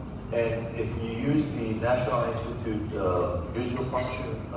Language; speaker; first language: English; non-native, fluent; Greek